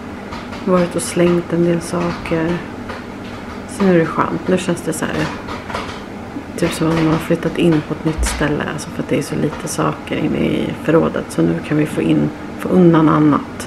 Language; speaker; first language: Swedish; native; Swedish